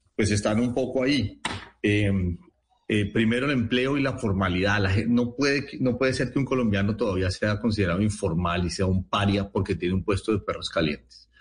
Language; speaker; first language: Spanish; native; Spanish